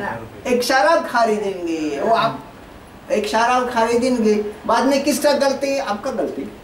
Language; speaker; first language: Hindi; non-native, learner; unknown